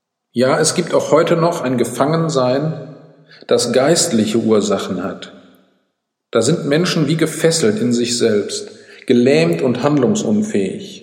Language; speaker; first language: German; native; German